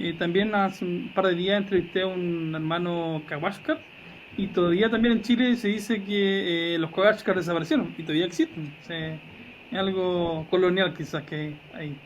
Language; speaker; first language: Spanish; native; Spanish